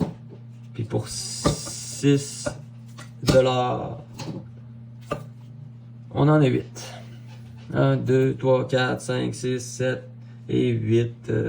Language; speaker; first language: French; native; French